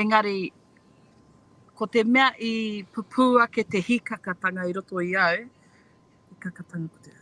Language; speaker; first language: Māori; non-native, local second language; English